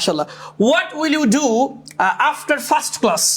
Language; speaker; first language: English; non-native, fluent; Bangla